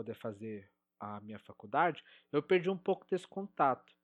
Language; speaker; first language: Portuguese; native; Portuguese